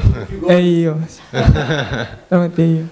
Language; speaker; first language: Italian; non-native, learner; Korean